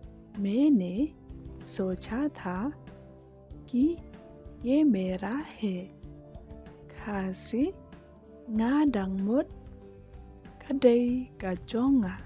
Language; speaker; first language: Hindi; non-native, local second language; Khasi